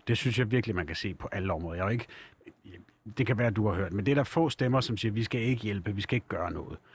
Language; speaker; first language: Danish; native; Danish